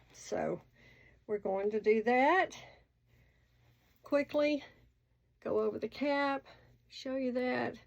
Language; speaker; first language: English; native; English